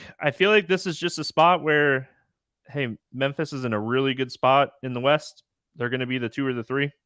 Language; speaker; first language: English; native; English